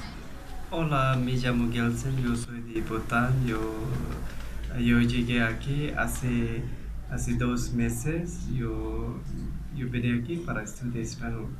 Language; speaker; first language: Spanish; non-native, learner; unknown